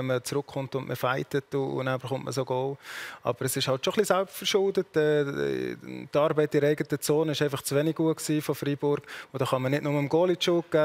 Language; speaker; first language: German; native; German